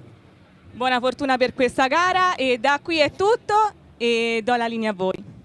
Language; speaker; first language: Italian; native; Italian